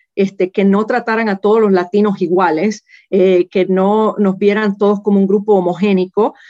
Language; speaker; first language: Spanish; native; Spanish